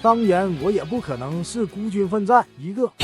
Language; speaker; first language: Chinese; native; Chinese